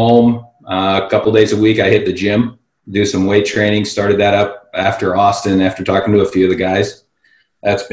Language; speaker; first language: English; native; English